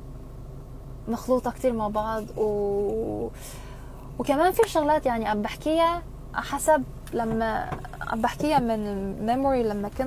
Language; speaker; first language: Arabic; non-native, local second language; Korean